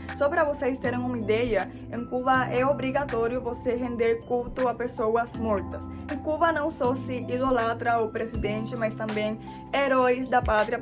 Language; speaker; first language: Portuguese; non-native, fluent; Spanish